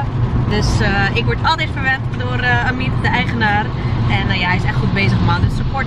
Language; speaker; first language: Dutch; native; Dutch